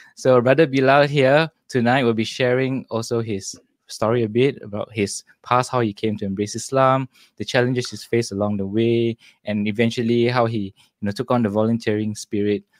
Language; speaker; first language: English; non-native, local second language; Malay